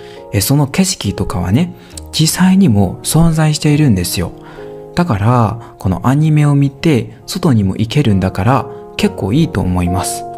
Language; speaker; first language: Japanese; non-native, learner; Burmese